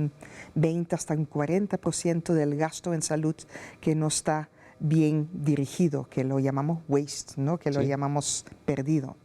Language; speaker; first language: Spanish; non-native, fluent; Dutch